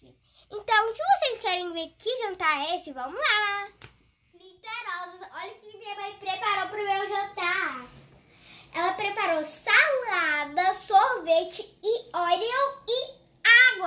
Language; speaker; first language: Portuguese; early bilingual, heritage; Portuguese